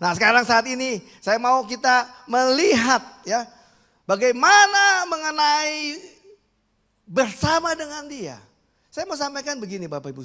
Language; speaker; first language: Indonesian; native; Indonesian